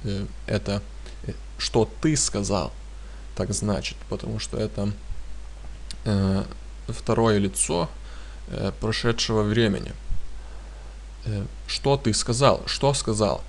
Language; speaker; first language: Russian; non-native, fluent; Lithuanian